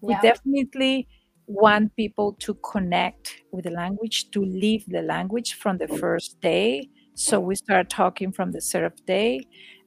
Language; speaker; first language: English; non-native, fluent; Spanish